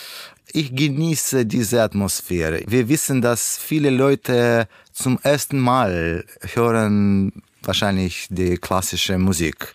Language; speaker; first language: German; non-native, learner; Russian